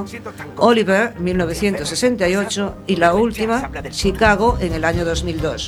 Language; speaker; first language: Spanish; native; Spanish